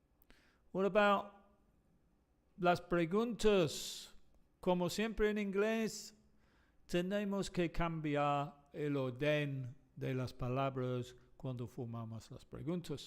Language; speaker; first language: Spanish; non-native, fluent; English